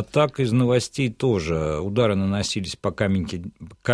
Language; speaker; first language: Russian; native; Russian